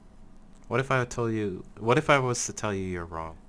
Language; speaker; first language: English; native; English